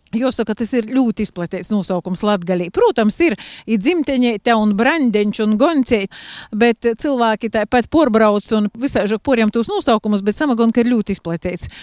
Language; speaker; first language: Latvian; native; Latvian